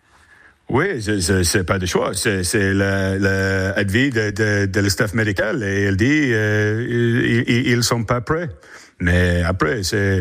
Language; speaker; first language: French; non-native, learner; English